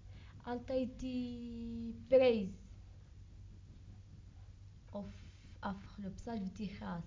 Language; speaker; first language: Dutch; non-native, learner; Arabic